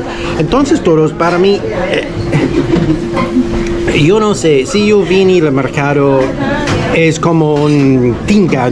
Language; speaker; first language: Spanish; non-native, learner; English